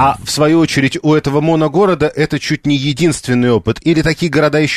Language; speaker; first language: Russian; native; Russian